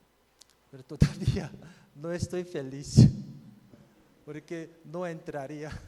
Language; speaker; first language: Spanish; non-native, fluent; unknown